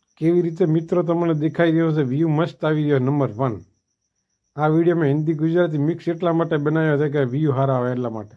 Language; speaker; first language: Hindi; non-native, local second language; Gujarati